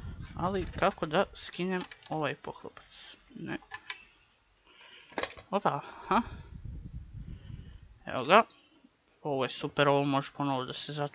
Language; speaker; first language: Croatian; native; Croatian